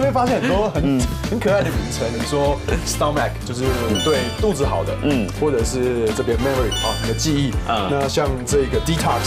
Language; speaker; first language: Chinese; native; Chinese